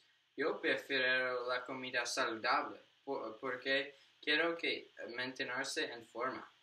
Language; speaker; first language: Spanish; non-native, learner; English